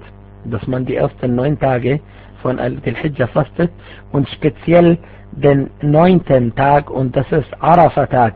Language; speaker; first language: German; non-native, fluent; Arabic